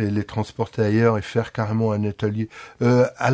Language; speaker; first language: French; native; French